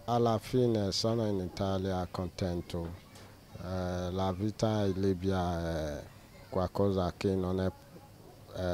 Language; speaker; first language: Italian; non-native, learner; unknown